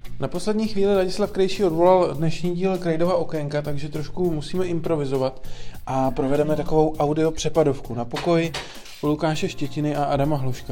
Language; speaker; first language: Czech; native; Czech